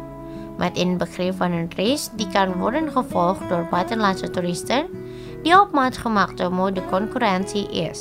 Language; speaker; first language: Dutch; non-native, fluent; Indonesian